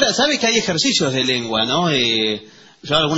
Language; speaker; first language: Spanish; native; Spanish